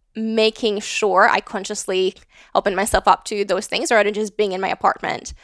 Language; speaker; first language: English; non-native, fluent; Latvian